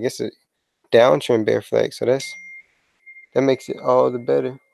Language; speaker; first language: English; native; English